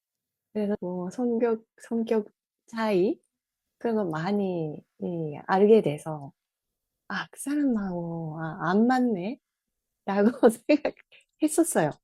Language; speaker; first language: Korean; non-native, fluent; Japanese